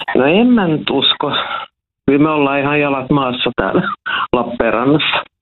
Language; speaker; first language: Finnish; non-native, local second language; Swedish